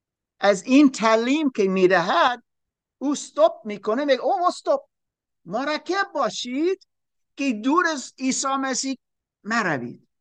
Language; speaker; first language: Persian; non-native, fluent; German